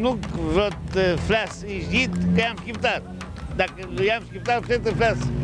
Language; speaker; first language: Albanian; early bilingual, heritage; Albanian